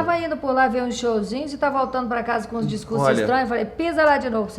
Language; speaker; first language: Portuguese; native; Portuguese